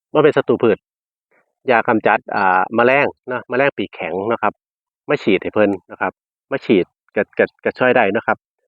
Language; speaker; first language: Thai; native; Thai